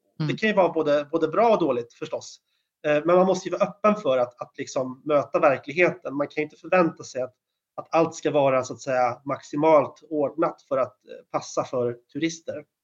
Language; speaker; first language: Swedish; native; Swedish